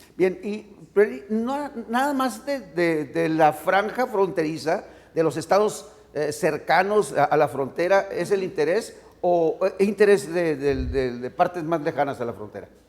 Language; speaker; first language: Spanish; native; Spanish